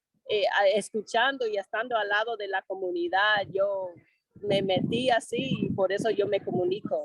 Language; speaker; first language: Spanish; non-native, fluent; English